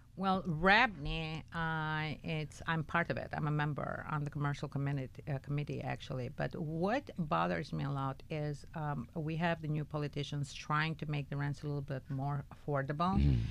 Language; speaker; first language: English; non-native, fluent; Albanian